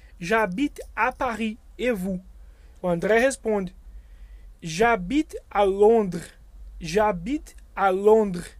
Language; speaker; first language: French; non-native, fluent; Portuguese